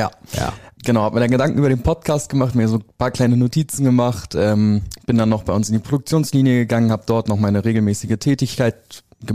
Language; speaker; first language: German; native; German